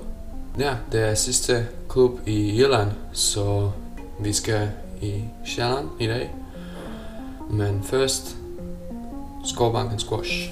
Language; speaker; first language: Danish; non-native, learner; Slovak